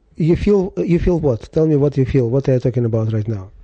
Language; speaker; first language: English; non-native, fluent; Russian